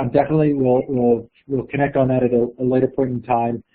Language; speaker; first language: English; native; English